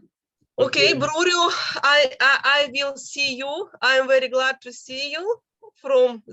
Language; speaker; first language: English; non-native, learner; Russian